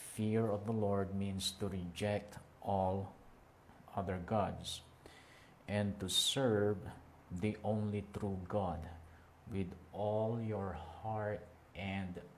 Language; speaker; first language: English; non-native, local second language; Filipino